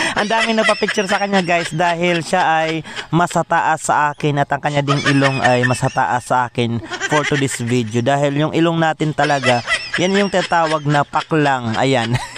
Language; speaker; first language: Filipino; non-native, local second language; Waray